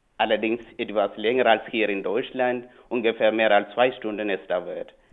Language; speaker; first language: German; non-native, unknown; Malayalam